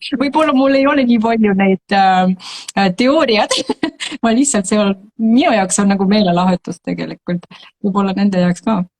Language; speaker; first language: Estonian; non-native, local second language; Russian